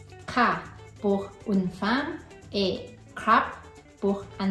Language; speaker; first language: French; non-native, learner; Thai